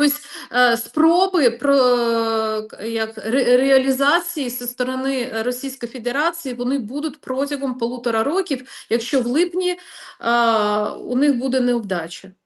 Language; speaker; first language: Ukrainian; non-native, local second language; Russian